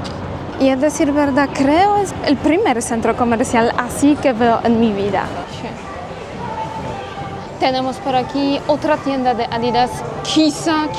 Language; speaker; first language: Spanish; non-native, fluent; Polish